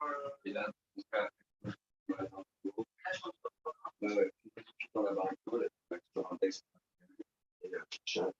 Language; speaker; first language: French; native; French